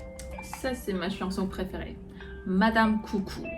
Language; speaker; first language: French; non-native, fluent; Korean